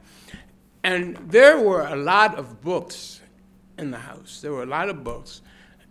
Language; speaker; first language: English; native; English